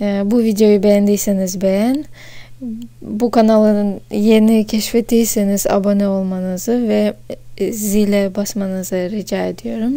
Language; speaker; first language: Turkish; non-native, fluent; Russian